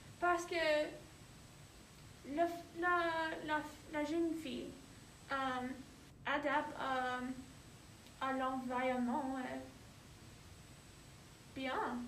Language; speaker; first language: French; non-native, learner; English